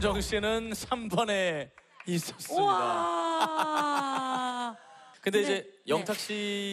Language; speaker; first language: Korean; native; Korean